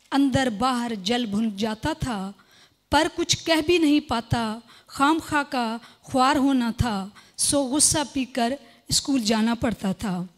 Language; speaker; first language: Urdu; non-native, local second language; Sindhi